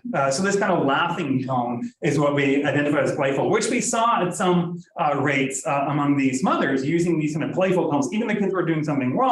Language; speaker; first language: English; non-native, fluent; Norwegian